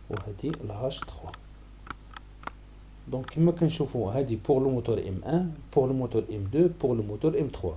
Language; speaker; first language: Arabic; native; Arabic